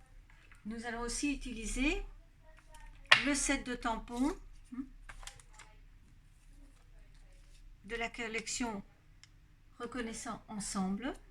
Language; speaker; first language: French; native; French